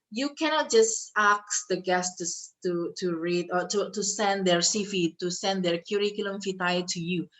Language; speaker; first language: English; non-native, fluent; Indonesian